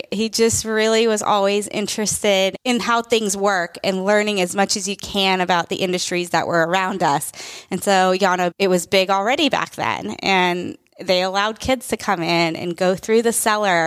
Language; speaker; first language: English; early bilingual, other home language; Telugu